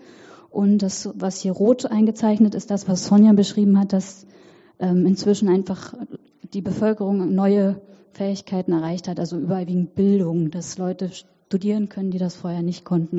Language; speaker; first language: German; native; German